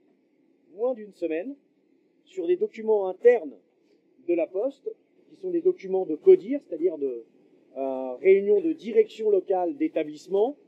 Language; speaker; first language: French; native; French